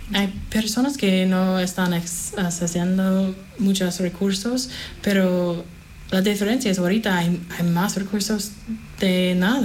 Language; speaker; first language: Spanish; non-native, fluent; English